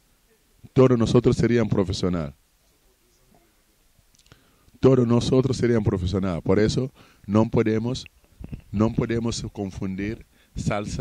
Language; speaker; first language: Spanish; non-native, fluent; Portuguese